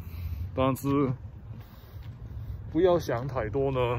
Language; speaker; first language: Chinese; non-native, learner; English